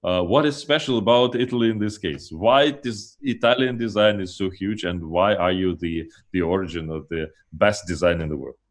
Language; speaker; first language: English; non-native, fluent; Russian